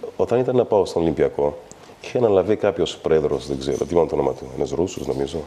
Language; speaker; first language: Greek; non-native, fluent; Kabuverdianu